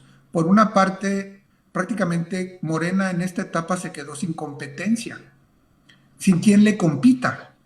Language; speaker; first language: Spanish; native; Spanish